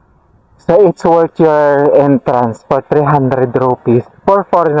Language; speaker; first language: English; non-native, fluent; Filipino